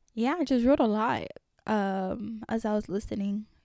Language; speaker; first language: English; early bilingual, other home language; French